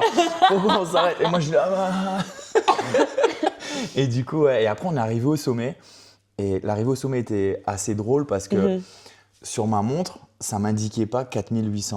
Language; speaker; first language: French; native; French